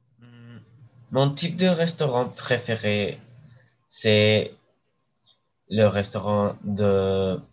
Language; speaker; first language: French; non-native, learner; English